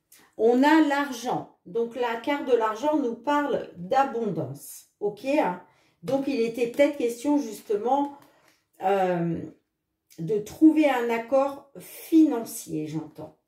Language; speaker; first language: French; native; French